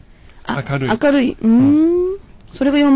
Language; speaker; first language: Japanese; native; Japanese